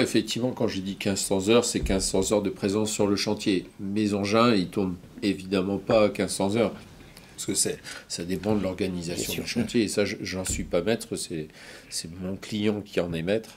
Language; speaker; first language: French; native; French